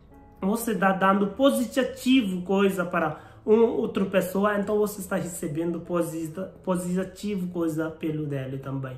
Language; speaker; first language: Portuguese; non-native, learner; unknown